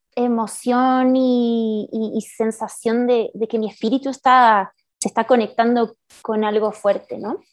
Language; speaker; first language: Spanish; native; Spanish